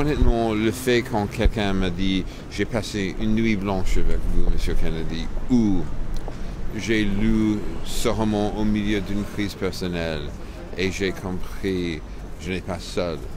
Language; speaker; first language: French; non-native, fluent; English